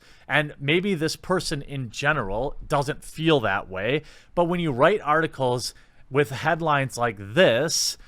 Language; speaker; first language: English; native; English